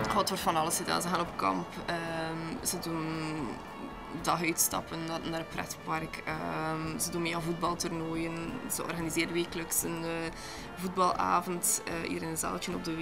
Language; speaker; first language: Dutch; native; Dutch